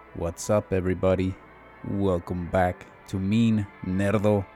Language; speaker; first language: English; early bilingual, other home language; Spanish